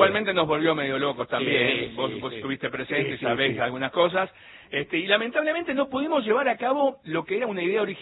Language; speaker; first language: Spanish; native; Spanish